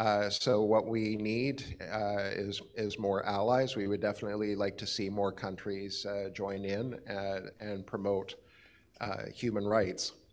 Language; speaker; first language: English; native; English